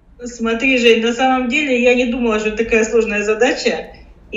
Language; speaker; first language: Russian; native; Russian